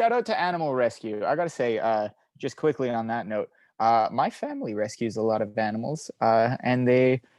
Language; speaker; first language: English; native; English